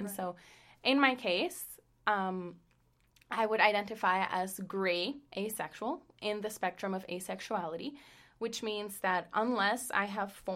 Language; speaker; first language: English; non-native, fluent; Spanish